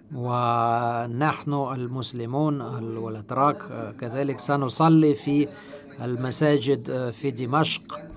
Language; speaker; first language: Arabic; non-native, fluent; Turkish